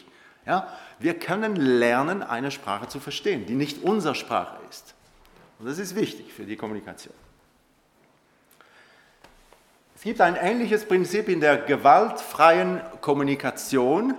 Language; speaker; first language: German; non-native, local second language; French